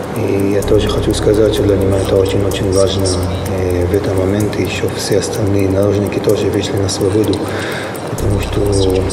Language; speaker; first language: Russian; early bilingual, heritage; Russian